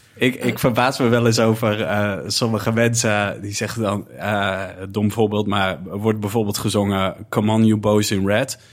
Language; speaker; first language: Dutch; native; Dutch